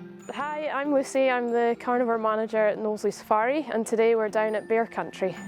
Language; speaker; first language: English; native; English